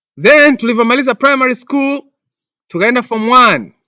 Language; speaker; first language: English; non-native, local second language; Swahili